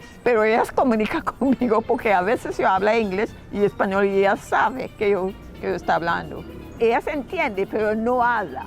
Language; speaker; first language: Spanish; non-native, learner; English